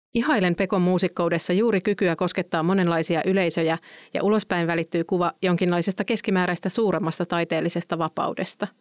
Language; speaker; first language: Finnish; native; Finnish